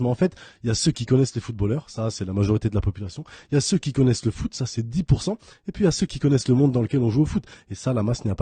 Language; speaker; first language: French; native; French